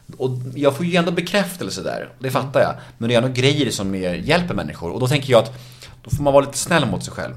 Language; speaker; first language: Swedish; native; Swedish